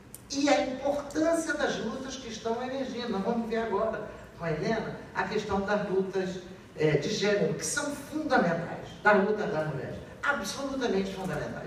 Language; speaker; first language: Portuguese; native; Portuguese